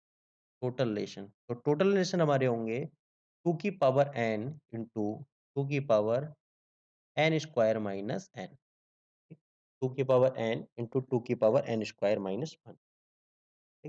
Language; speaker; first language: Hindi; native; Hindi